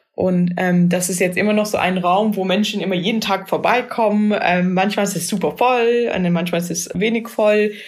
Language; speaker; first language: German; non-native, fluent; English